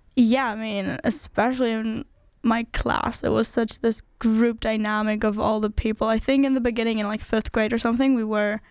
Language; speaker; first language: English; non-native, fluent; German